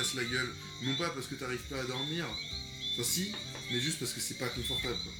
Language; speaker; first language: French; native; French